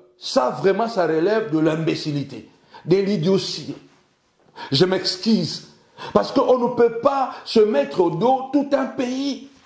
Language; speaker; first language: French; early bilingual, other home language; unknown